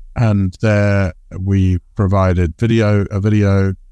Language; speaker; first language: English; native; English